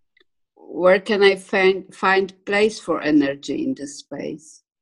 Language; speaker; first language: English; non-native, fluent; Polish